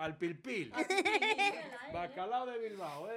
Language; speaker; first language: Spanish; native; Spanish